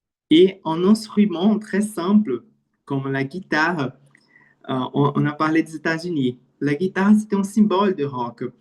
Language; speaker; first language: French; non-native, learner; Portuguese